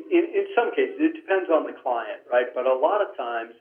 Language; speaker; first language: English; native; English